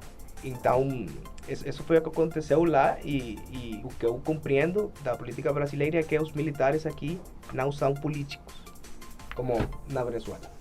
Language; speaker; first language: Portuguese; non-native, fluent; Spanish